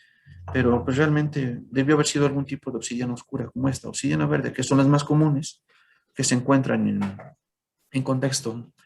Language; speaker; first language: Spanish; native; Spanish